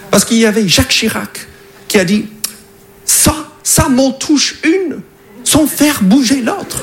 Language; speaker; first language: French; non-native, fluent; English